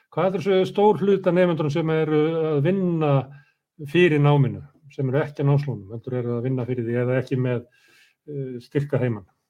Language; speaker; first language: Icelandic; native; Icelandic